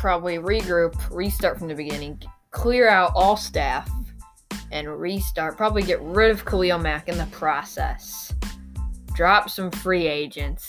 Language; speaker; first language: English; native; English